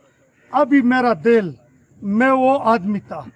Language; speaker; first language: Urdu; non-native, local second language; Pashto